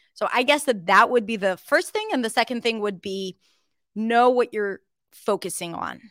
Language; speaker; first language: English; non-native, fluent; Hebrew